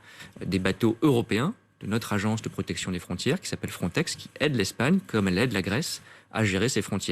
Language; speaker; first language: French; native; French